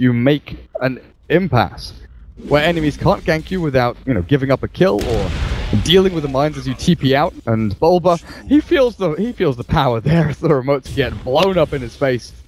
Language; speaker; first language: English; native; English